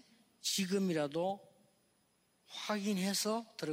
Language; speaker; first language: Korean; native; Korean